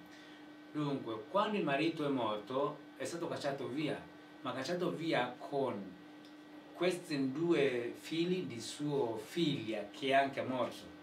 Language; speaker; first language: Italian; non-native, fluent; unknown